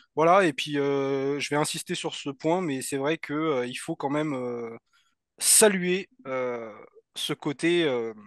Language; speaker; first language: French; native; French